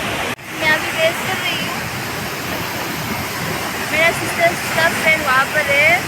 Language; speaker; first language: Hindi; non-native, local second language; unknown